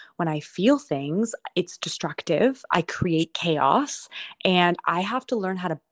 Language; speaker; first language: English; native; English